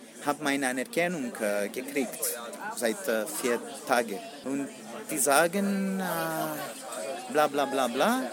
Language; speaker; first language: German; non-native, learner; Greek